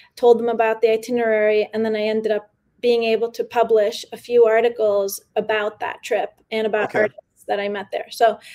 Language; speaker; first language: English; early bilingual, other home language; Spanish